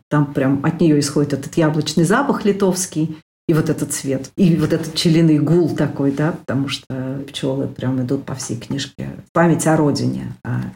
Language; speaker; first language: Russian; native; Russian